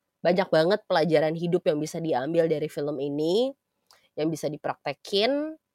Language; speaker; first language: Indonesian; native; Indonesian